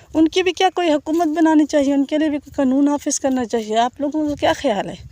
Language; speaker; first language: Urdu; non-native, local second language; Saraiki